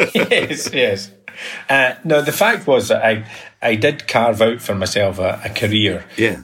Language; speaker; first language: English; native; English